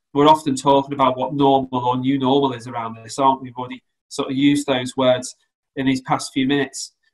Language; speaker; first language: English; native; English